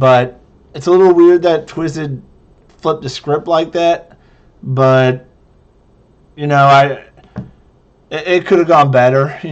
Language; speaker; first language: English; native; English